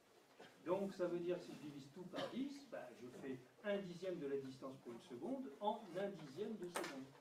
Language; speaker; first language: French; native; French